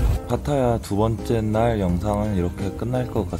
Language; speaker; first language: Korean; native; Korean